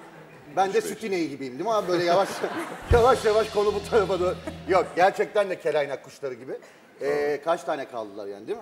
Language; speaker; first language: Turkish; native; Turkish